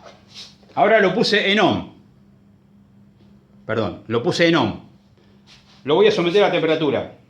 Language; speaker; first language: Spanish; native; Spanish